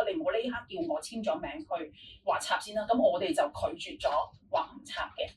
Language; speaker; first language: Cantonese; native; Cantonese